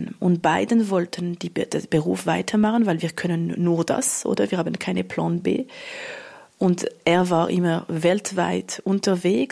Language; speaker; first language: German; non-native, local second language; French